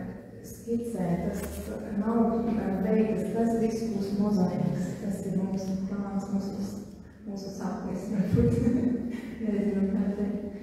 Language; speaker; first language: Latvian; non-native, learner; German